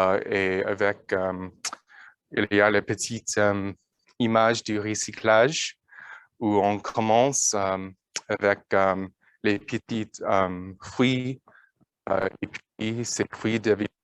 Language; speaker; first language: French; non-native, learner; English